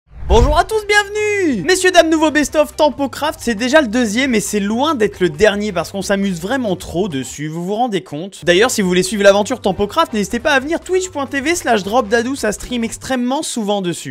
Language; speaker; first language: French; native; French